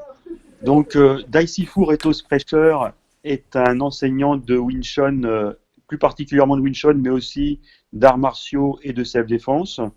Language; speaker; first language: French; native; French